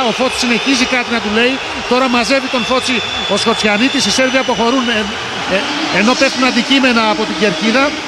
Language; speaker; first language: Greek; native; Greek